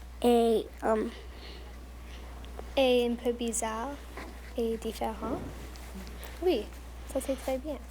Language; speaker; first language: French; non-native, local second language; English